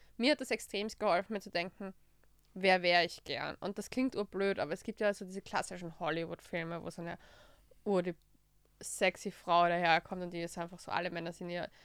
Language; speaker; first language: German; early bilingual, other home language; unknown